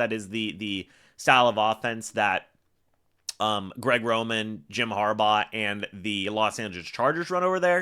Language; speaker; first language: English; native; English